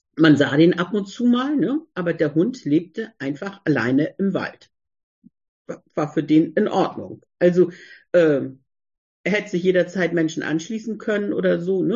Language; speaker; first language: German; native; German